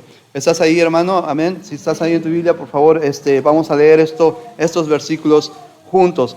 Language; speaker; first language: Spanish; native; Spanish